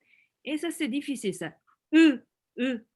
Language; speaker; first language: French; non-native, fluent; Korean